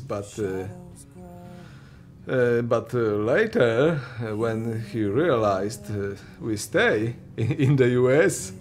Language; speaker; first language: English; non-native, learner; Polish